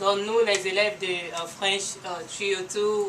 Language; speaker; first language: French; non-native, learner; English